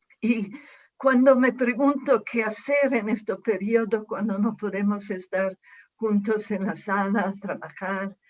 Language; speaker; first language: Spanish; non-native, fluent; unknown